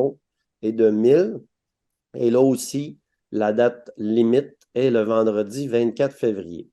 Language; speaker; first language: French; native; French